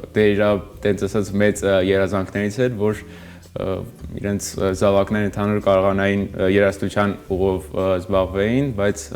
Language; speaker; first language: Armenian; early bilingual, heritage; Armenian